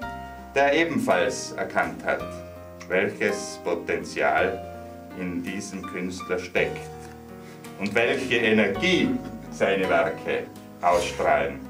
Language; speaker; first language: German; native; German